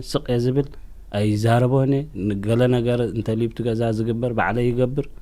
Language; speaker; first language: Tigrinya; native; Tigrinya